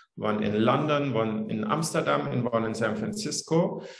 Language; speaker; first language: English; non-native, fluent; German